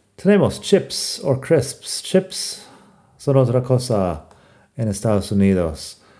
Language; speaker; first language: Spanish; non-native, fluent; English